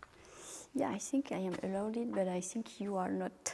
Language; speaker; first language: English; non-native, fluent; French